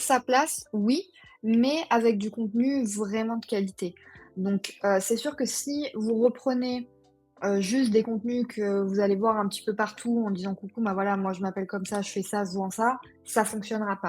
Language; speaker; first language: French; native; French